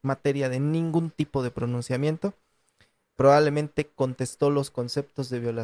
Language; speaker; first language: Spanish; native; Spanish